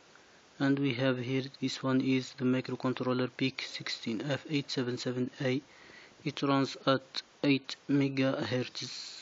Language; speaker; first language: English; non-native, fluent; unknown